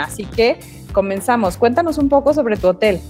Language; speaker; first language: Spanish; native; Spanish